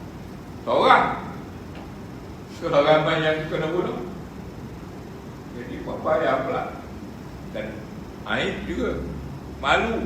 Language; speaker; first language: Malay; native; Malay